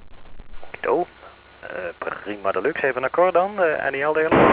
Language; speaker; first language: Dutch; native; Dutch